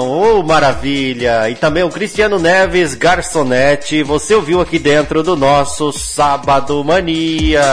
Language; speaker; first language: Portuguese; native; Portuguese